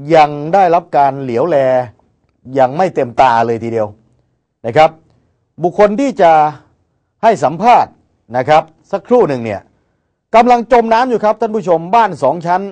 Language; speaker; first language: Thai; native; Thai